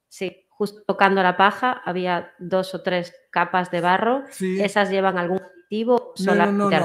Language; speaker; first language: Spanish; native; Spanish